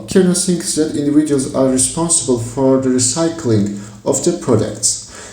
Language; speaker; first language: English; non-native, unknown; Azerbaijani